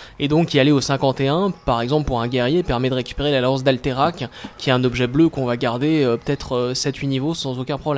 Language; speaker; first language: French; native; French